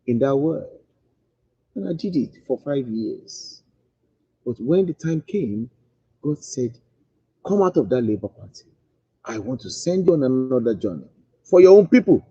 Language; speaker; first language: English; non-native, local second language; Yoruba